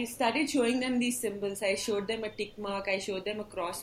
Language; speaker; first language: English; non-native, local second language; Tulu